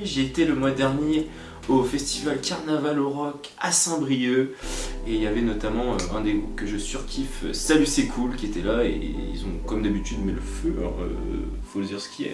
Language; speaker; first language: French; native; French